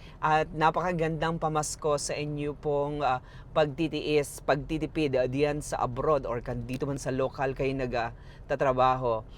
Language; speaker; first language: Filipino; non-native, local second language; Cebuano